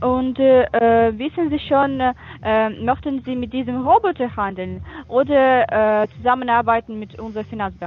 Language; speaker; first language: German; non-native, fluent; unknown